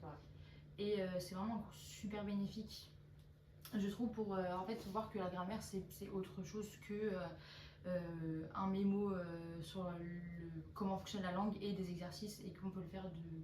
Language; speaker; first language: French; native; French